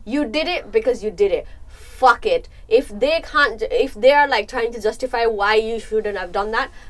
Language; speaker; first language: English; non-native, local second language; Nepali